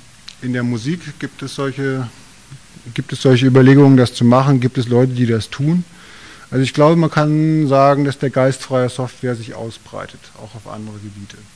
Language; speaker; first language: German; native; German